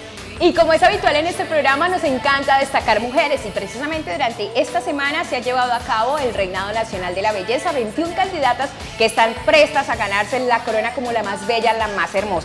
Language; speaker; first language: Spanish; native; Spanish